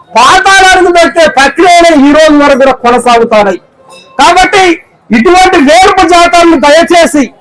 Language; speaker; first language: Telugu; non-native, local second language; Koya